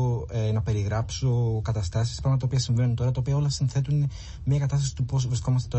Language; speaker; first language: Greek; native; Greek